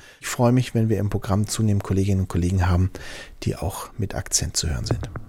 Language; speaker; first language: German; native; German